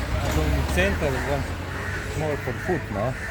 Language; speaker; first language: English; non-native, learner; Slovenian